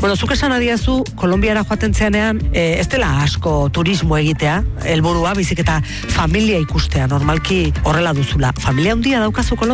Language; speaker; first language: Basque; native; Basque